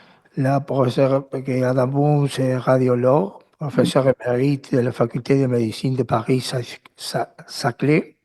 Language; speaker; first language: French; non-native, learner; Spanish